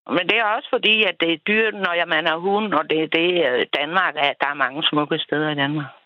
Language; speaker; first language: Danish; native; Danish